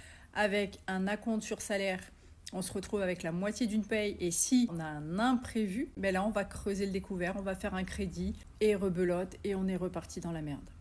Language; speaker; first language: French; native; French